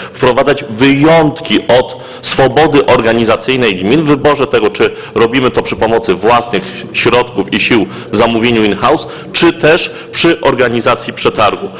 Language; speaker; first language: Polish; native; Polish